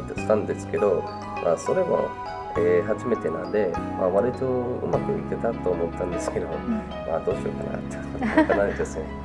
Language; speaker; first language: Japanese; non-native, fluent; English